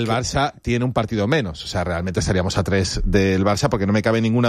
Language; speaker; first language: Spanish; native; Spanish